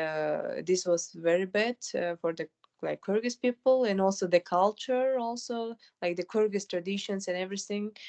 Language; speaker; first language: English; non-native, fluent; Kyrgyz